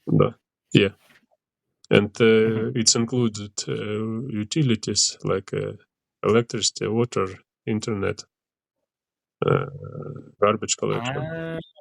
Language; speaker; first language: English; non-native, learner; Ukrainian